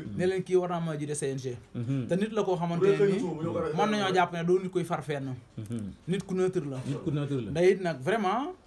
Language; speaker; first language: Wolof; native; Wolof